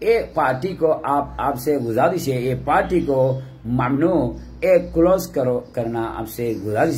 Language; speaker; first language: Hindi; non-native, learner; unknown